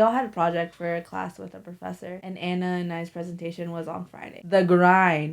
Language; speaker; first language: English; native; English